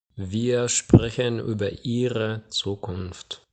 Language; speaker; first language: German; non-native, fluent; Ukrainian